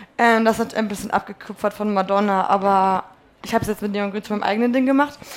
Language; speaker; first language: German; early bilingual, other home language; Polish